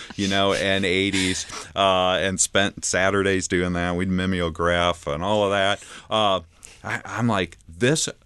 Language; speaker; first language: English; native; English